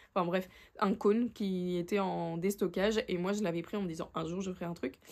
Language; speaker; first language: French; native; French